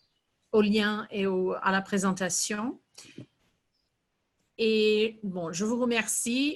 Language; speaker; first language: French; non-native, fluent; English